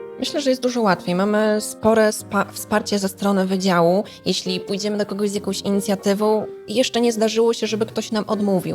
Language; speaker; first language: Polish; native; Polish